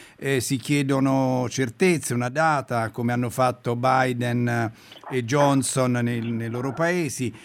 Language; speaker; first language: Italian; native; Italian